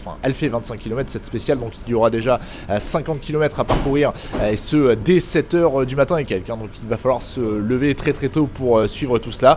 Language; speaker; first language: French; native; French